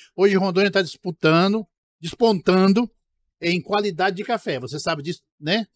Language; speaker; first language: Portuguese; native; Portuguese